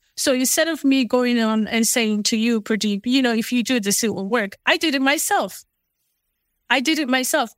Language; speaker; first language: English; non-native, local second language; Fula